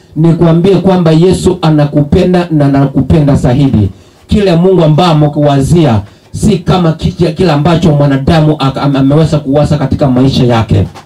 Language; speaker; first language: Swahili; non-native, local second language; Gusii